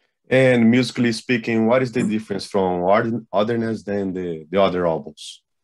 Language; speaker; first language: English; non-native, fluent; Portuguese